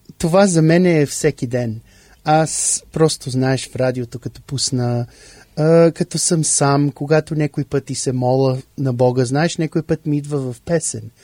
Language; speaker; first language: Bulgarian; early bilingual, heritage; English